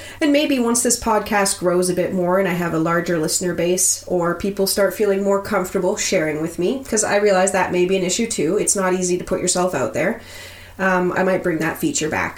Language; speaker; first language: English; native; English